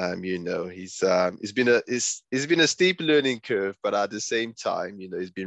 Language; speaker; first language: English; non-native, local second language; Yoruba